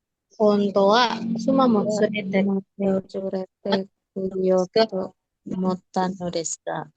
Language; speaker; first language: Japanese; non-native, learner; Indonesian